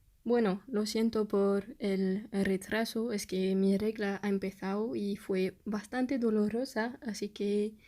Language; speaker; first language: Spanish; non-native, fluent; French